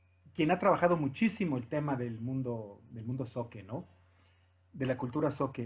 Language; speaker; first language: Spanish; native; Spanish